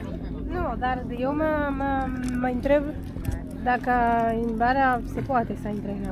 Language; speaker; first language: Romanian; non-native, learner; Spanish